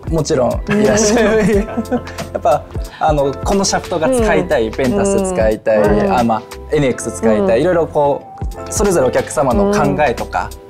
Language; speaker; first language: Japanese; native; Japanese